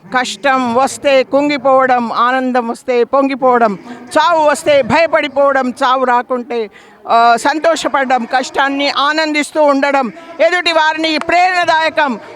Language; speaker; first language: Telugu; non-native, local second language; Marathi